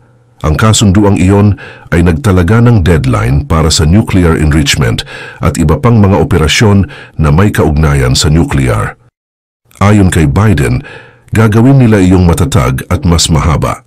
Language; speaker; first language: Filipino; native; Filipino